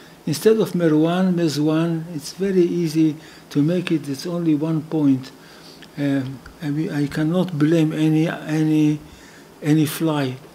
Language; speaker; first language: English; non-native, fluent; Hebrew